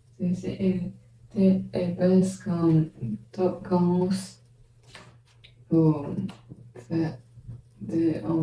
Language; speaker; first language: French; non-native, learner; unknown